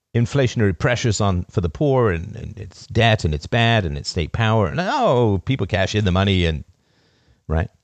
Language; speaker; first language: English; native; English